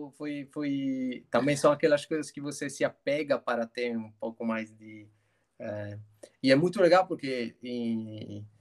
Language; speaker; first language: Portuguese; non-native, fluent; Italian